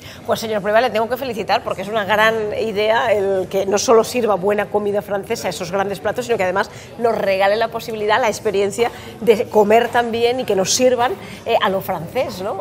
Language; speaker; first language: Spanish; native; Spanish